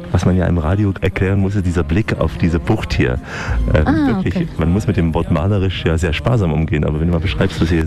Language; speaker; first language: German; native; German